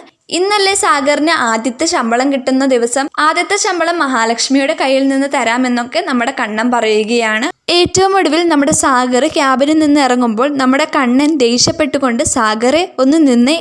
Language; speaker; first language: Malayalam; native; Malayalam